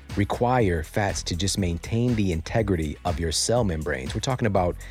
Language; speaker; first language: English; native; English